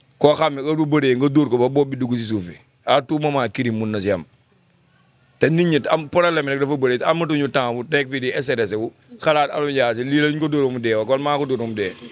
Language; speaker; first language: Wolof; non-native, local second language; Fula